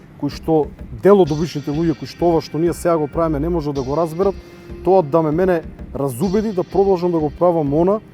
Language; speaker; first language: Macedonian; native; Macedonian